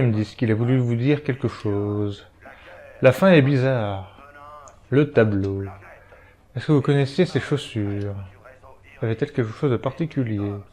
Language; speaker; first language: French; native; French